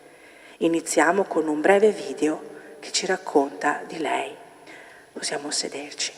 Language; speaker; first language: Italian; native; Italian